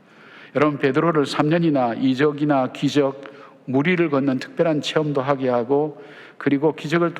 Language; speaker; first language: Korean; native; Korean